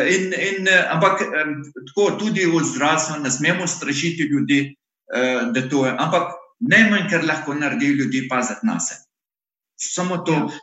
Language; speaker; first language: Slovenian; non-native, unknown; Arabic